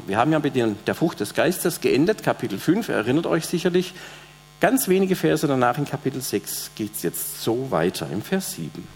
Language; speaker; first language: German; native; German